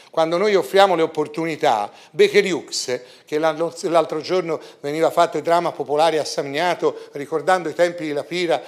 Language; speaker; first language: Italian; native; Italian